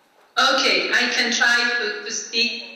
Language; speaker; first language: English; non-native, learner; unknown